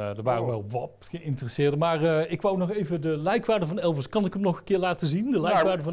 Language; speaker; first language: Dutch; native; Dutch